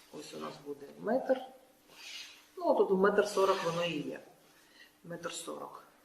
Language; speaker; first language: Ukrainian; non-native, local second language; Russian